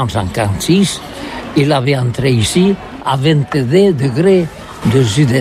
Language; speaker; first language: French; non-native, learner; Catalan